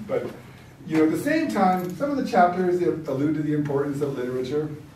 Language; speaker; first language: English; early bilingual, other home language; Spanish